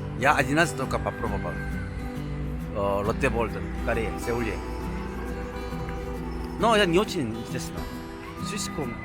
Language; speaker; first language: Russian; non-native, learner; Korean